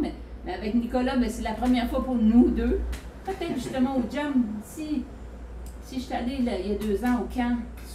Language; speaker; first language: French; native; French